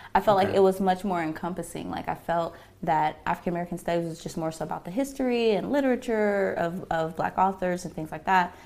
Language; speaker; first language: English; native; English